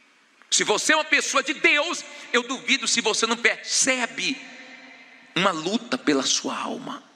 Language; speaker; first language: Portuguese; native; Portuguese